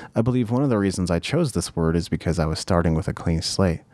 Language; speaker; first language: English; early bilingual, other home language; Japanese